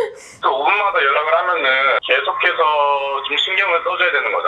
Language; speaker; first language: Korean; native; Korean